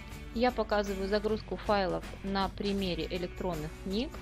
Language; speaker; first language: Russian; native; Russian